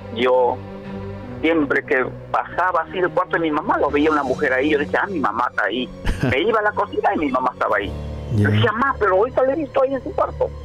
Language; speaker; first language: Spanish; native; Spanish